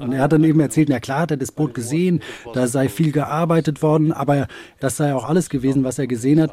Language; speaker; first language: German; native; German